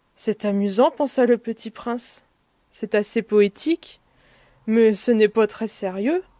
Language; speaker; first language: French; native; French